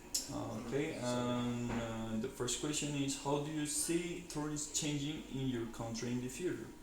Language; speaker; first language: English; non-native, learner; Spanish